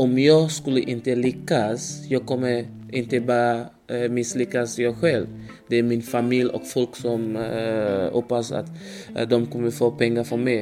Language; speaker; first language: Swedish; non-native, learner; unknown